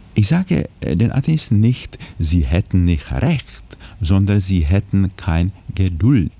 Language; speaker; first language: German; non-native, fluent; Czech